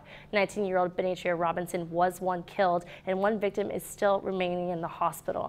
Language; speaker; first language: English; native; English